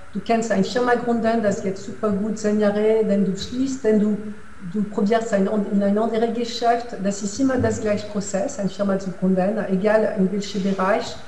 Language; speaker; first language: German; non-native, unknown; French